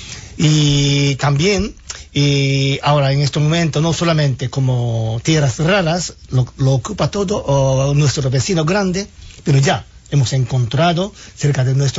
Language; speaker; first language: Spanish; non-native, fluent; Japanese